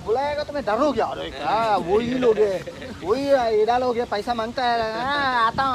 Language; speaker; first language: Hindi; non-native, local second language; Telugu